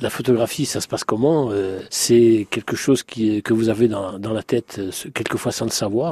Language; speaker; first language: French; native; French